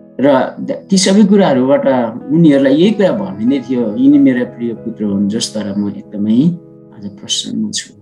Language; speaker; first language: Nepali; non-native, local second language; Sherpa